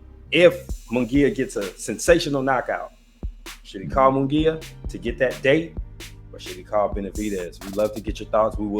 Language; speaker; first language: English; native; English